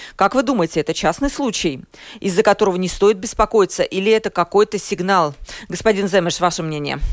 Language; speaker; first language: Russian; native; Russian